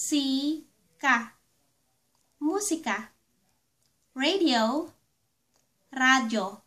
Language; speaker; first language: Filipino; native; Filipino